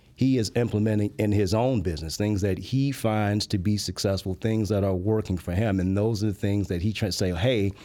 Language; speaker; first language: English; native; English